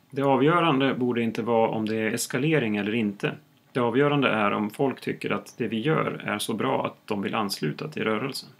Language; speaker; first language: Swedish; native; Swedish